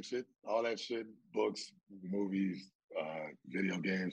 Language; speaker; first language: English; native; English